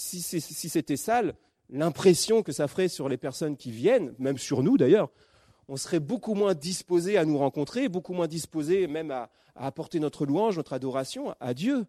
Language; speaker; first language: French; native; French